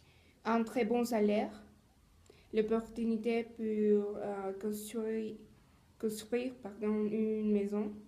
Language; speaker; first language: French; non-native, learner; Spanish